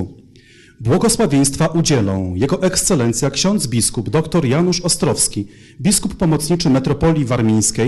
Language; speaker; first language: Polish; native; Polish